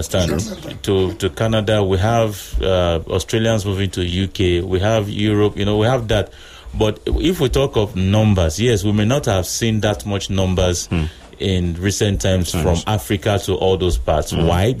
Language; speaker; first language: English; non-native, local second language; Yoruba